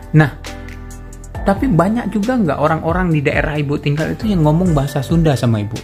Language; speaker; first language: Indonesian; native; Indonesian